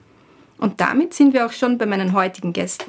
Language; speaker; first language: German; native; German